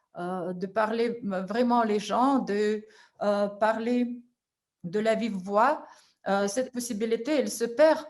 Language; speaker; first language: French; non-native, fluent; Russian